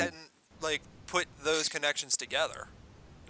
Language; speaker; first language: English; native; English